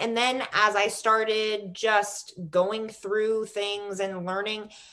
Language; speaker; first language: English; native; English